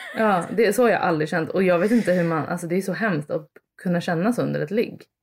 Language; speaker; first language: Swedish; early bilingual, other home language; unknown